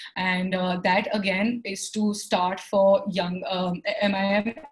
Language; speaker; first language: English; non-native, local second language; Hindi